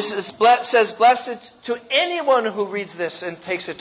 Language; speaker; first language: English; native; English